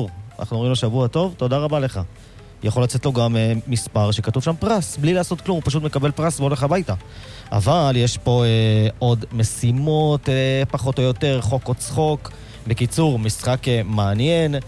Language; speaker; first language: Hebrew; native; Hebrew